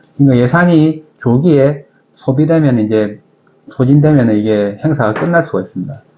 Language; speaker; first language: Korean; native; Korean